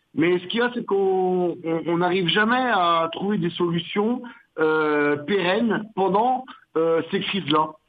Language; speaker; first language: French; native; French